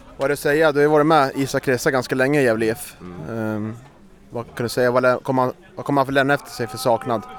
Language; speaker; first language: Swedish; native; Swedish